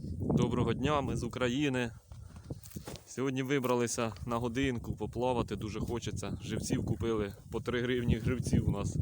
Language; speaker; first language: Ukrainian; native; Ukrainian